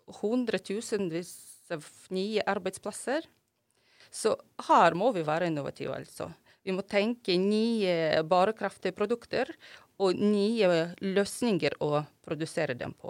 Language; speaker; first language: Norwegian; non-native, fluent; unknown